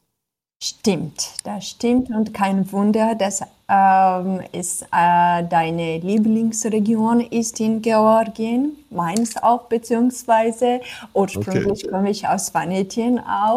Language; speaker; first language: German; non-native, fluent; Georgian